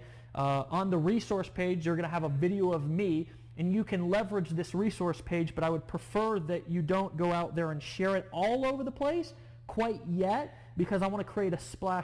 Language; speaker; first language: English; native; English